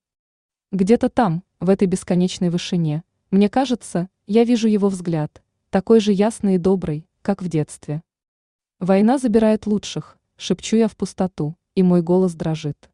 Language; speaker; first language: Russian; native; Russian